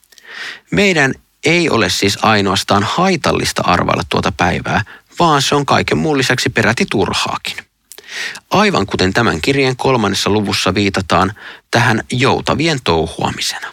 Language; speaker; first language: Finnish; native; Finnish